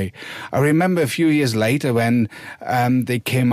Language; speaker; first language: English; non-native, fluent; German